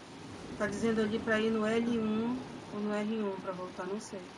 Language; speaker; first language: Portuguese; native; Portuguese